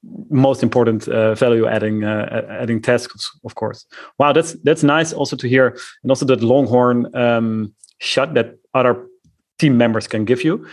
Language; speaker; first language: English; non-native, fluent; Dutch